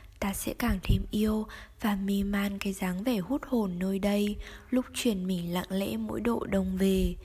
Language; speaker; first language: Vietnamese; native; Vietnamese